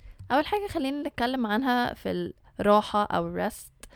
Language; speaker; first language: Arabic; early bilingual, heritage; Arabic